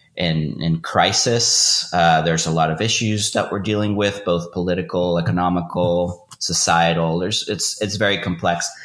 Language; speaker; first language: English; non-native, fluent; Spanish